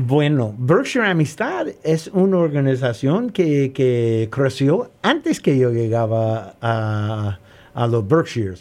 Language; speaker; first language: Spanish; non-native, learner; English